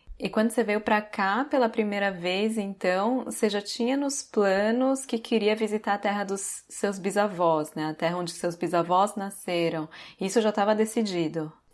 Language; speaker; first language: Portuguese; native; Portuguese